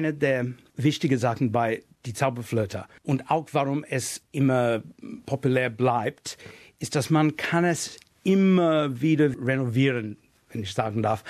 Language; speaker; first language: German; non-native, fluent; English